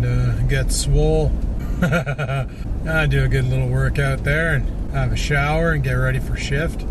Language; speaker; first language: English; native; English